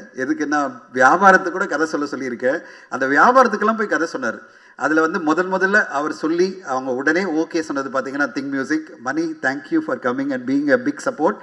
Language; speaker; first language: Tamil; native; Tamil